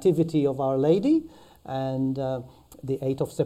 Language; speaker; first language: English; non-native, fluent; Maltese